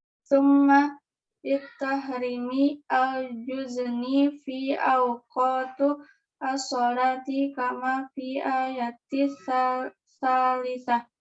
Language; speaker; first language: Arabic; non-native, learner; Indonesian